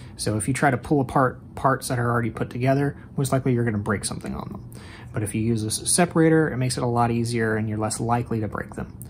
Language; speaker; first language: English; native; English